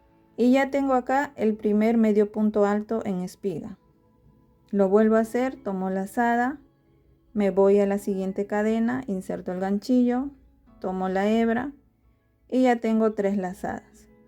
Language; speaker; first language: Spanish; native; Spanish